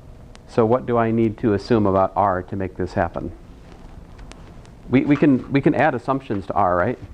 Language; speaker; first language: English; native; English